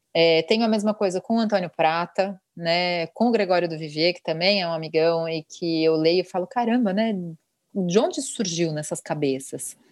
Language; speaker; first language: Portuguese; native; Portuguese